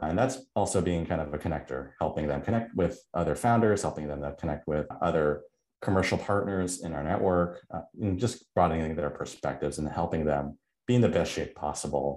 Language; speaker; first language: English; native; English